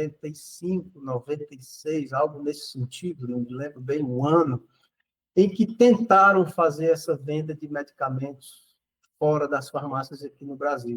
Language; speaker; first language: Portuguese; native; Portuguese